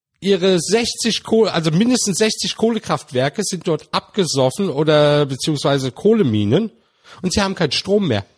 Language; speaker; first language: German; early bilingual, other home language; Turkish